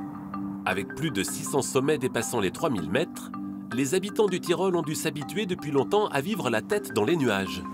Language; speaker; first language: French; native; French